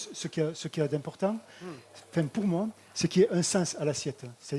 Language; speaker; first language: French; native; French